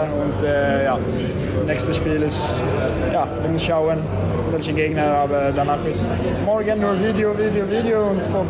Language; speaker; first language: German; non-native, learner; Swedish